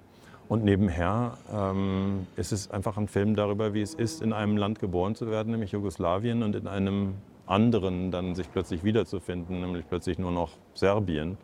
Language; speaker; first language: German; native; German